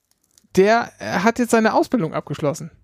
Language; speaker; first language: German; native; German